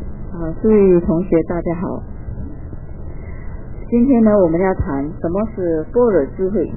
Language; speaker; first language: Chinese; native; Chinese